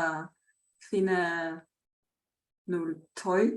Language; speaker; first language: Danish; non-native, learner; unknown